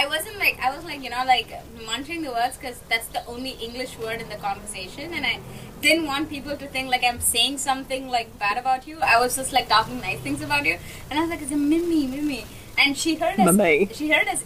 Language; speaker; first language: English; native; English